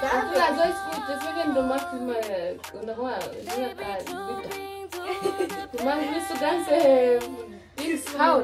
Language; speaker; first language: German; non-native, learner; Swahili